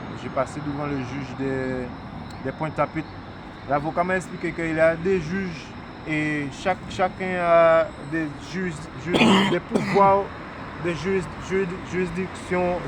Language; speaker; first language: French; non-native, local second language; Haitian Creole